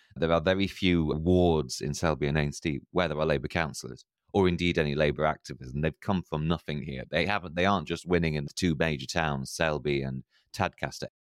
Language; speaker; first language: English; native; English